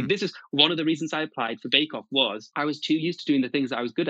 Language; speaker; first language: English; native; English